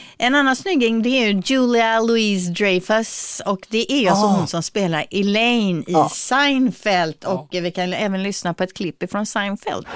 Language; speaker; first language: Swedish; native; Swedish